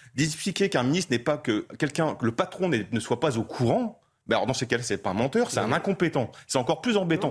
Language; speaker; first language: French; native; French